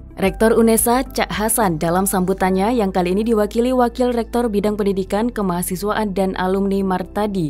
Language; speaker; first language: Indonesian; native; Indonesian